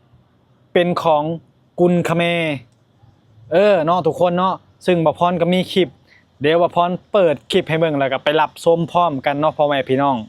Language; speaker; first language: Thai; non-native, local second language; Lao